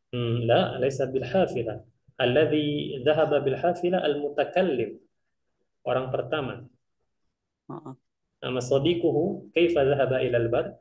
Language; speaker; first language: Arabic; non-native, fluent; Indonesian